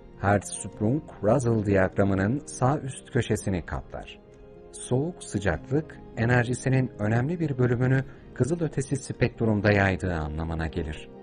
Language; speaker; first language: Turkish; native; Turkish